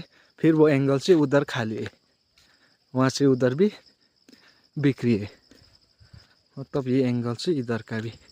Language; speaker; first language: Hindi; non-native, local second language; Nepali